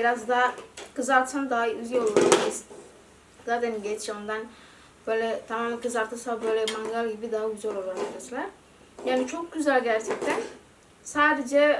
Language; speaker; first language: Turkish; non-native, learner; Indonesian